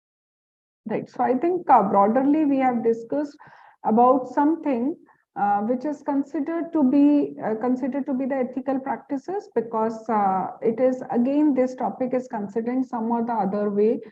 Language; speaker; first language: English; non-native, local second language; Hindi